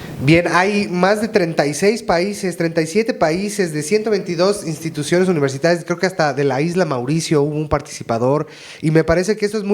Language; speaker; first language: Spanish; native; Spanish